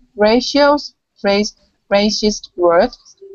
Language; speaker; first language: English; non-native, learner; Thai